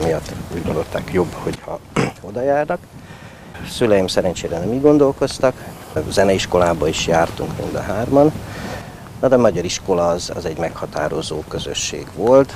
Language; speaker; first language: Hungarian; native; Hungarian